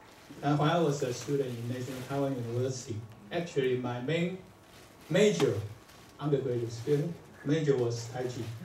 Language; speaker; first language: English; non-native, fluent; Chinese